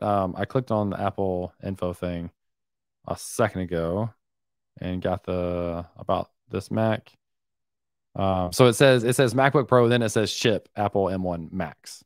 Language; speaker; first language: English; native; English